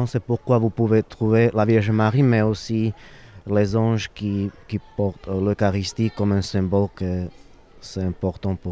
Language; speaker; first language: French; non-native, fluent; Slovak